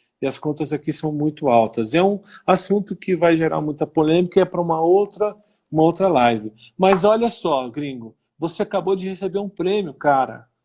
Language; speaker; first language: Portuguese; native; Portuguese